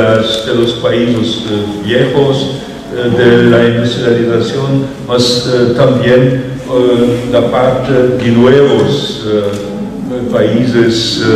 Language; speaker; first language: Portuguese; non-native, fluent; German